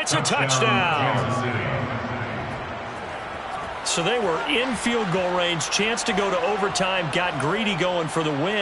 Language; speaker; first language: English; native; English